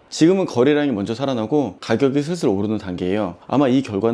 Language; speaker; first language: Korean; native; Korean